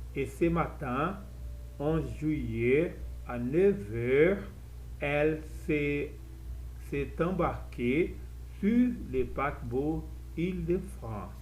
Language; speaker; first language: French; non-native, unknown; Portuguese